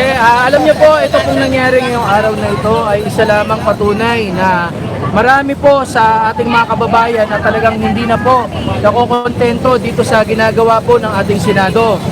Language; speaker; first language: Filipino; native; Filipino